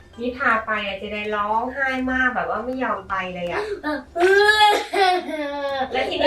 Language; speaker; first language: Thai; native; Thai